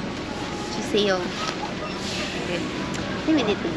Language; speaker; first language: English; non-native, learner; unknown